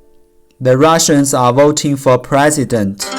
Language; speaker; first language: English; non-native, learner; Chinese